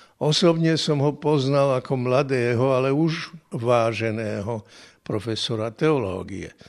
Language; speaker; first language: Slovak; native; Slovak